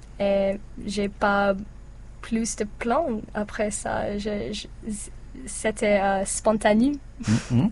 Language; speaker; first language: French; non-native, learner; English